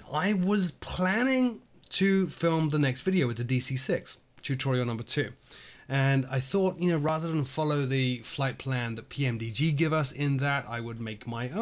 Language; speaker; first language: English; native; English